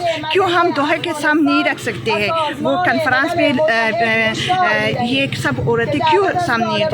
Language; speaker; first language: Hindi; non-native, fluent; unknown